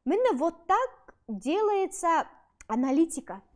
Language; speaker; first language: Russian; non-native, local second language; Kazakh